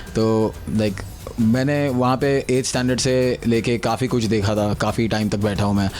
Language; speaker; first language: Hindi; non-native, local second language; Tulu